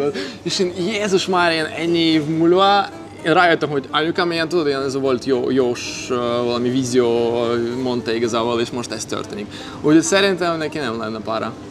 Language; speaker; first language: Hungarian; non-native, fluent; Russian